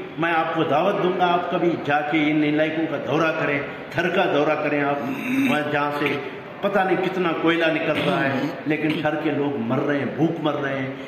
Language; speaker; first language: Urdu; non-native, local second language; Sindhi